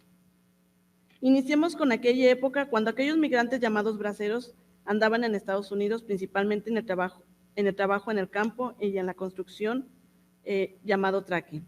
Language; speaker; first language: Spanish; native; Spanish